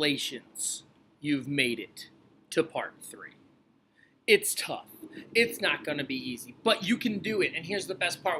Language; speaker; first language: English; native; English